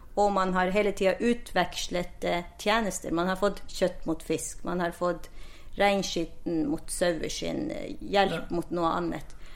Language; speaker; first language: Norwegian; non-native, local second language; Northern Sami